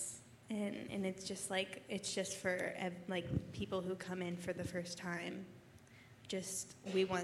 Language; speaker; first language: English; native; English